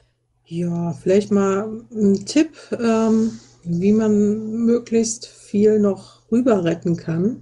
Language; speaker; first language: German; native; German